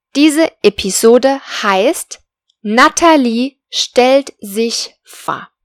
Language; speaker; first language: German; non-native, fluent; Spanish